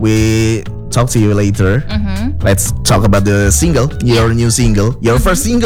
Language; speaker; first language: English; non-native, fluent; Indonesian